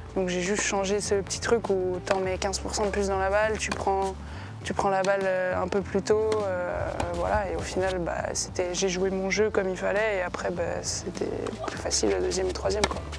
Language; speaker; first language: French; native; French